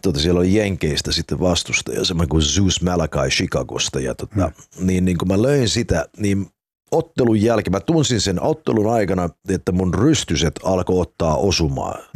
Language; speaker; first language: Finnish; early bilingual, heritage; Finnish